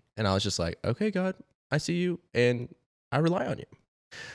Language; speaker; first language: English; native; English